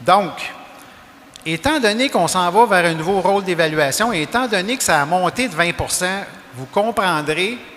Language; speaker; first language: French; native; French